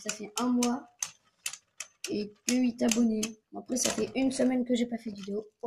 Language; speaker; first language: French; native; French